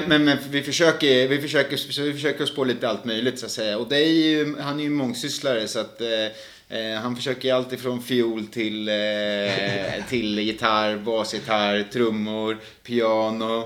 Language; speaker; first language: Swedish; native; Swedish